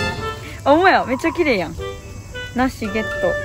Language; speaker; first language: Japanese; native; Japanese